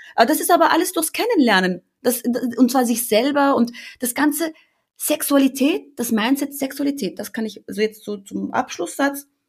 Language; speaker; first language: German; early bilingual, other home language; Albanian